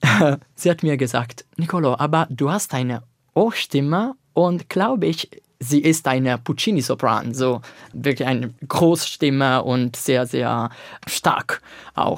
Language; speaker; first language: German; non-native, learner; Italian